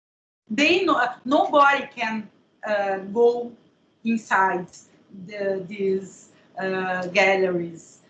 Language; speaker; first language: English; non-native, learner; Portuguese